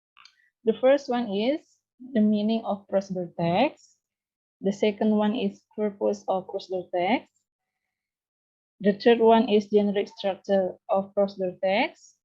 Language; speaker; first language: English; non-native, learner; Indonesian